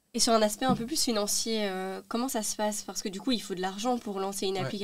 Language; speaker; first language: French; native; French